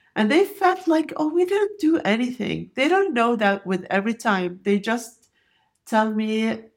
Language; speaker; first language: English; non-native, fluent; Arabic